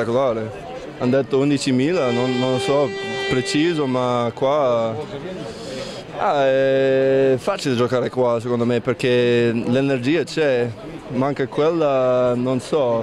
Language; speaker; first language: Italian; non-native, fluent; English